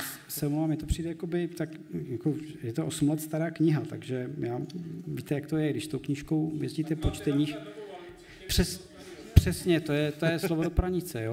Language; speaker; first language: Czech; native; Czech